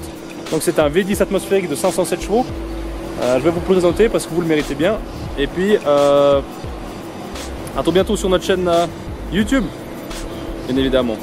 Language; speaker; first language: French; native; French